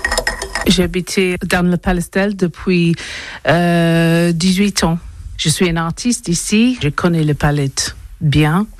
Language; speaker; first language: French; non-native, learner; English